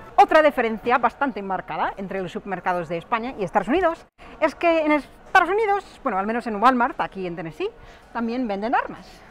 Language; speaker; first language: Spanish; non-native, fluent; English